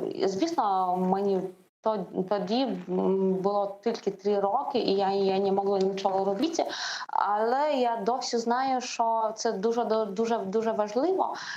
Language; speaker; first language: Ukrainian; non-native, learner; Lithuanian